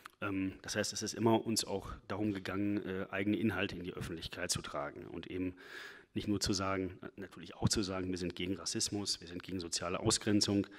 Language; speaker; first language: German; native; German